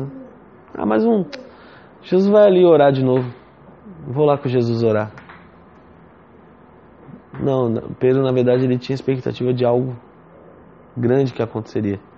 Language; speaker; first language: Portuguese; native; Portuguese